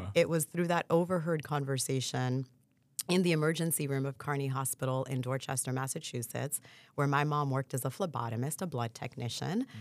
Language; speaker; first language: English; early bilingual, other home language; Haitian Creole